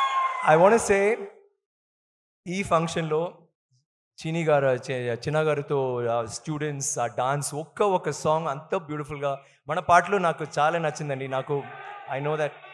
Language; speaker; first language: Telugu; non-native, learner; Tamil